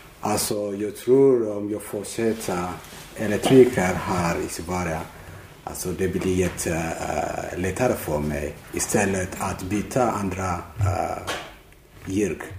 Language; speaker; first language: Swedish; non-native, learner; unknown